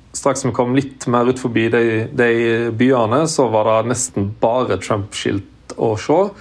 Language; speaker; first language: Norwegian; native; Norwegian